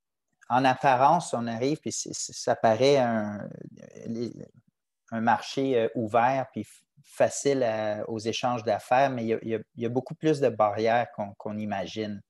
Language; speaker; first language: French; native; French